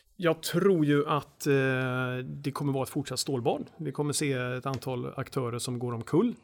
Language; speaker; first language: Swedish; native; Swedish